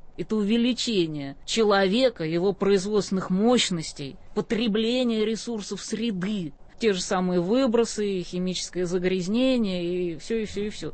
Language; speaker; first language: Russian; native; Russian